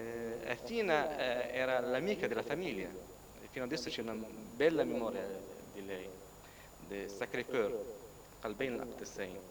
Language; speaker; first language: Italian; non-native, fluent; Arabic